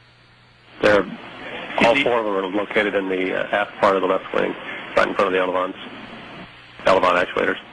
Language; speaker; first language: English; native; English